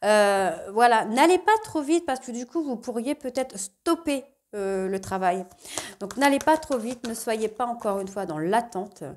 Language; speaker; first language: French; native; French